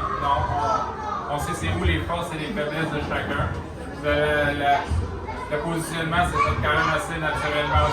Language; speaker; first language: French; native; French